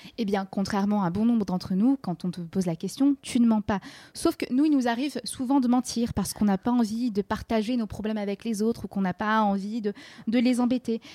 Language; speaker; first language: French; native; French